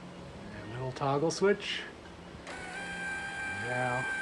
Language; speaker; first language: English; native; English